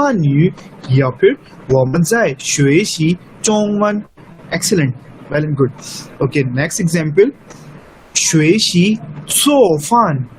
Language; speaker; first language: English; non-native, local second language; Urdu